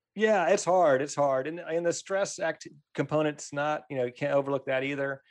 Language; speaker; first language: English; native; English